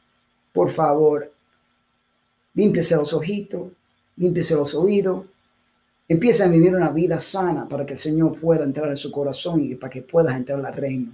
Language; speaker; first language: Spanish; early bilingual, heritage; Spanish